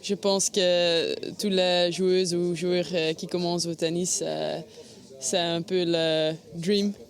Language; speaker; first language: French; non-native, learner; Dutch